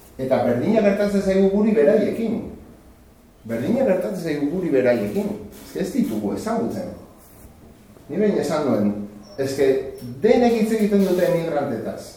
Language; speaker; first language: Basque; non-native, local second language; Spanish